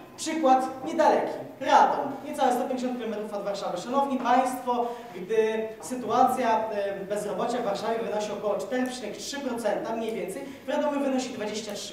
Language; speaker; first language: Polish; native; Polish